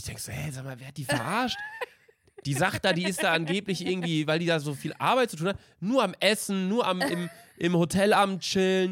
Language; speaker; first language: German; native; German